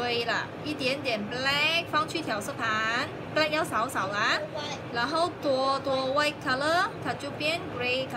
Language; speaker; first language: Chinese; native; Chinese